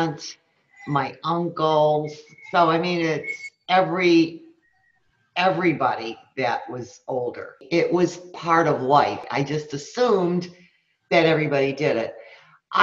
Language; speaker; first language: English; early bilingual, other home language; Spanish